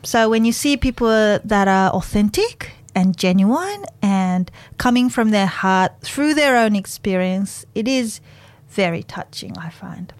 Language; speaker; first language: English; non-native, fluent; Japanese